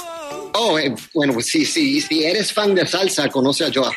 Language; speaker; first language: Spanish; early bilingual, heritage; Spanish